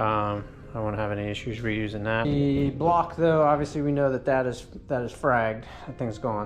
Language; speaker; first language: English; native; English